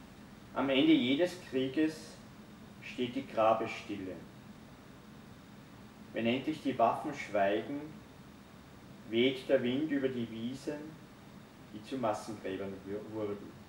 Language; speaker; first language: German; native; German